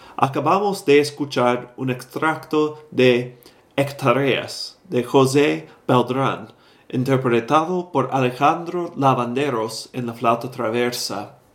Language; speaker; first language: Spanish; non-native, fluent; English